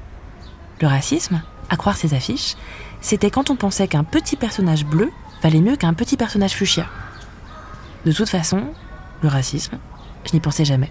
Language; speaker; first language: French; native; French